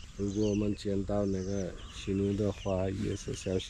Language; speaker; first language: Chinese; non-native, learner; Nepali